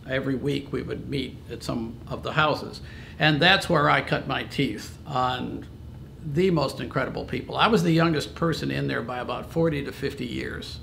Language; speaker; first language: English; native; English